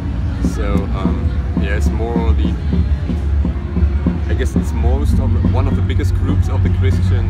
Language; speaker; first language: English; non-native, fluent; German